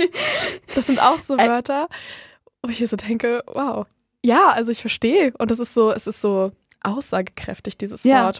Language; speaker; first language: German; native; German